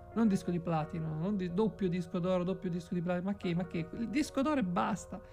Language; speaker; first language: Italian; native; Italian